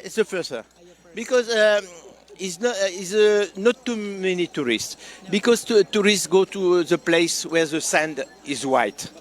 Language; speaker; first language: English; non-native, learner; French